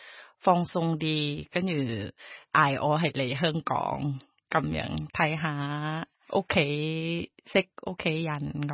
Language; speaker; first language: Cantonese; non-native, fluent; Thai